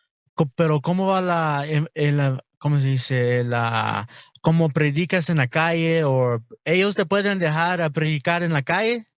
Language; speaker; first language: Spanish; non-native, learner; English